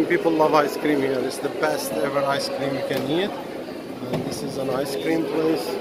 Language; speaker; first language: English; non-native, fluent; Arabic